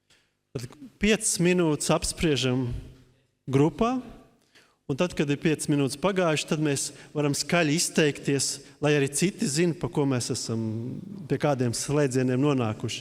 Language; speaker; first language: Latvian; native; Latvian